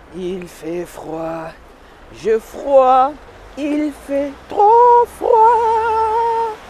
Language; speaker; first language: French; non-native, local second language; Swahili